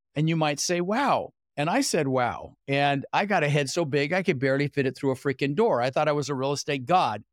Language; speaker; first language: English; native; English